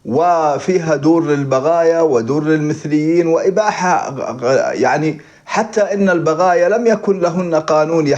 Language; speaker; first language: Arabic; native; Arabic